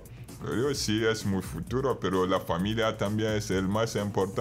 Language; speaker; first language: Spanish; non-native, fluent; Bambara